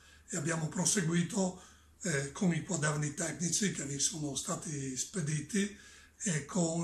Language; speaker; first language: Italian; native; Italian